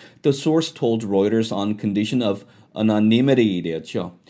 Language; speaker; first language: English; non-native, fluent; Korean